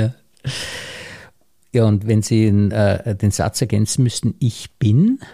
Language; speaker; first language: German; native; German